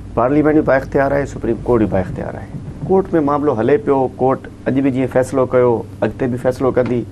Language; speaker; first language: Sindhi; non-native, local second language; Urdu